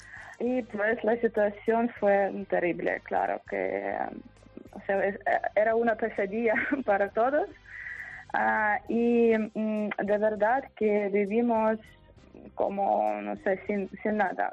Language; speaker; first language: Spanish; non-native, fluent; Ukrainian